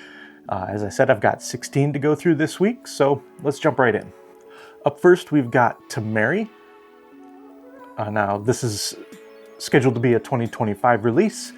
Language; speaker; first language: English; native; English